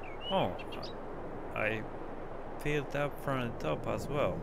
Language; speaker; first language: English; non-native, fluent; Polish